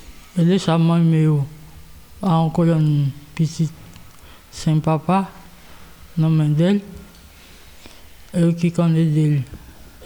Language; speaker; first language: Portuguese; non-native, learner; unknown